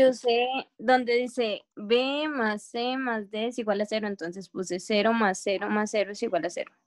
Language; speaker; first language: Spanish; native; Spanish